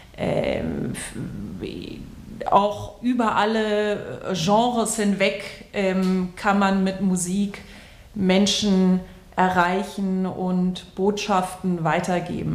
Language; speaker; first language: German; native; German